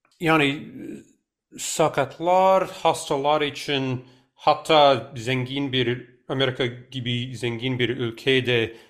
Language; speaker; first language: Turkish; non-native, fluent; English